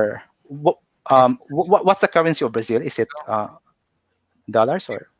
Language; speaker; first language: English; non-native, local second language; Cebuano